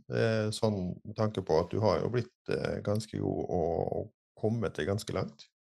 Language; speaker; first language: Norwegian; native; Norwegian